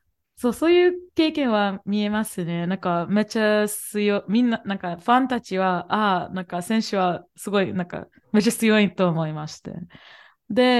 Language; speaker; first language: Japanese; non-native, fluent; English